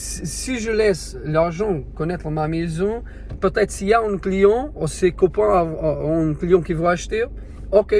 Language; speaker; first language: French; non-native, learner; Portuguese